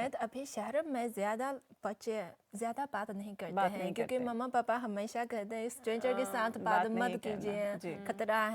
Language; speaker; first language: Hindi; non-native, fluent; Chinese